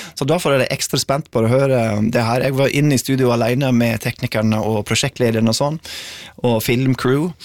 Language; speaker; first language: Norwegian; non-native, fluent; English